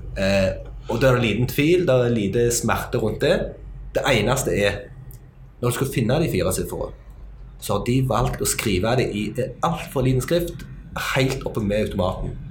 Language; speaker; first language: Norwegian; native; Norwegian